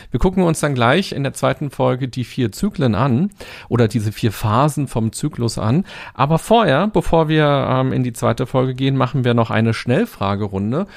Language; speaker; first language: German; native; German